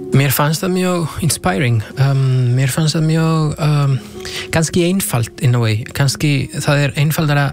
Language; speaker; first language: Icelandic; non-native, fluent; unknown